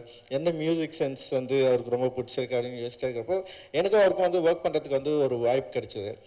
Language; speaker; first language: Tamil; native; Tamil